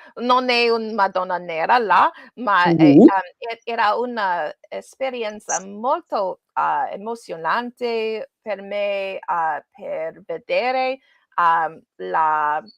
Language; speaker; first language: Italian; non-native, learner; English